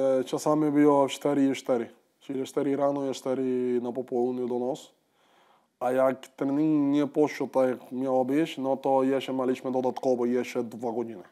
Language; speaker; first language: Polish; non-native, fluent; Spanish